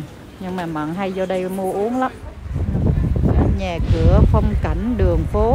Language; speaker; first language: Vietnamese; native; Vietnamese